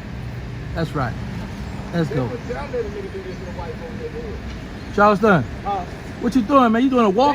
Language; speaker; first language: English; native; English